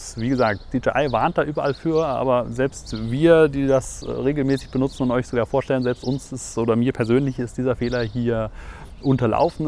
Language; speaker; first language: German; native; German